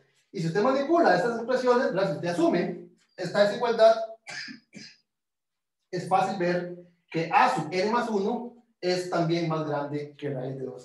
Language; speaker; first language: Spanish; native; Spanish